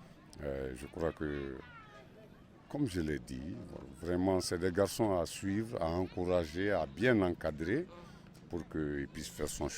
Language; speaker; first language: French; non-native, local second language; Bambara